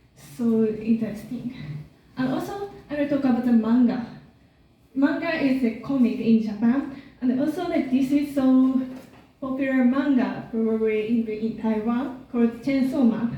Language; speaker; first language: English; non-native, learner; Japanese